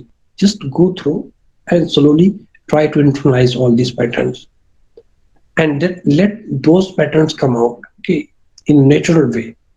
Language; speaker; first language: English; non-native, local second language; Urdu